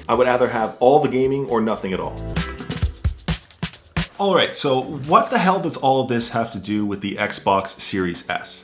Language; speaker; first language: English; native; English